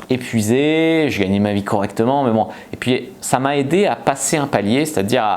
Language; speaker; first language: French; native; French